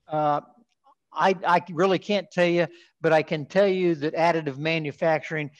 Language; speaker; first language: English; native; English